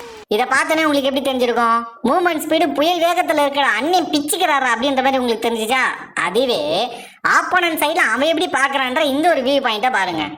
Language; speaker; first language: Tamil; native; Tamil